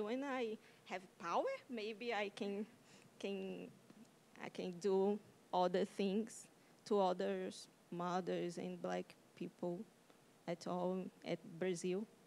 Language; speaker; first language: English; non-native, learner; Portuguese